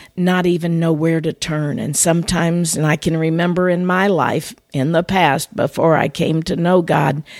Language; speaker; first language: English; native; English